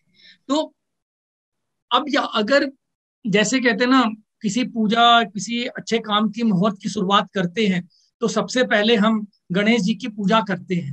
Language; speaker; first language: Hindi; native; Hindi